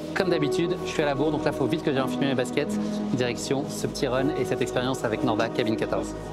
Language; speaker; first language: French; native; French